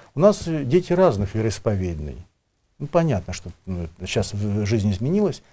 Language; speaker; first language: Russian; native; Russian